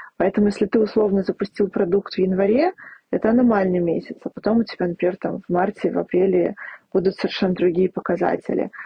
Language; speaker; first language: Russian; native; Russian